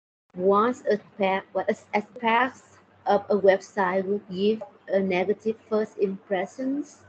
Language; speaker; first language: English; non-native, learner; Thai